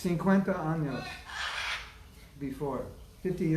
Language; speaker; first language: Spanish; non-native, learner; English